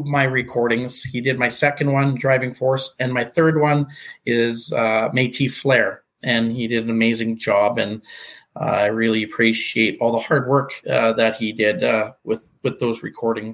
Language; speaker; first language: English; native; English